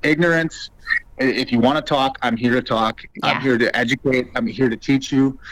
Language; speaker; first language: English; native; English